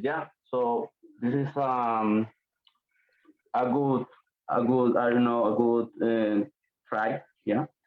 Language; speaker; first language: English; non-native, learner; Spanish